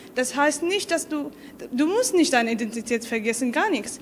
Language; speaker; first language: German; non-native, learner; Arabic